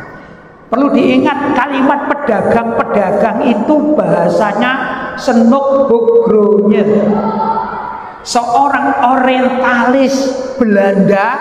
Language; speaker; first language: Indonesian; native; Indonesian